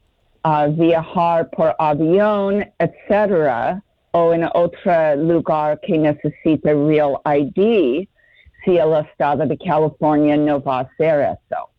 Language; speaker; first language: Spanish; non-native, learner; English